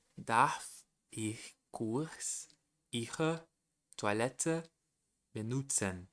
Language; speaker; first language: German; non-native, learner; Portuguese